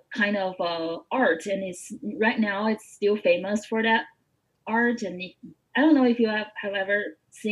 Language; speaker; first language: English; non-native, fluent; Chinese